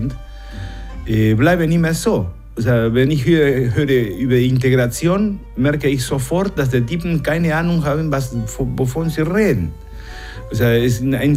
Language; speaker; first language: German; non-native, fluent; Spanish